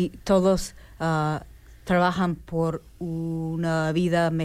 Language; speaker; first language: Spanish; non-native, learner; English